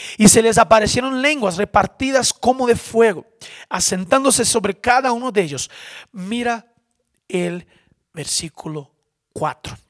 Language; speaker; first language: Spanish; non-native, fluent; Portuguese